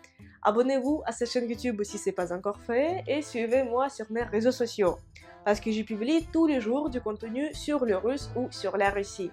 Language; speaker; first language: French; non-native, fluent; Russian